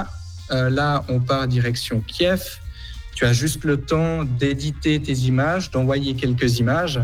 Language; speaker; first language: French; native; French